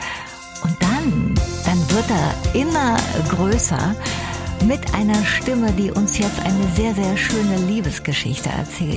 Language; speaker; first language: German; native; German